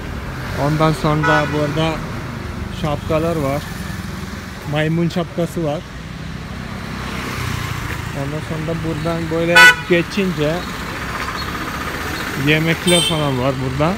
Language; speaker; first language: Turkish; non-native, fluent; Malayalam